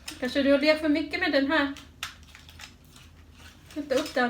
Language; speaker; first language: Swedish; non-native, learner; Thai